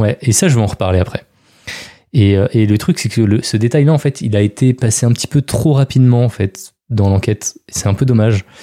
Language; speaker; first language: French; native; French